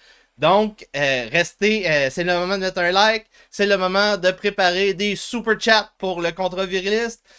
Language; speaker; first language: French; native; French